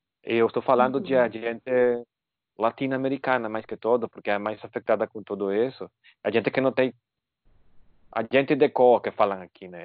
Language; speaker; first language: Portuguese; non-native, fluent; Spanish